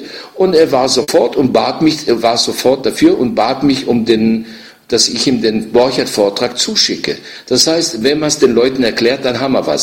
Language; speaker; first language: German; native; German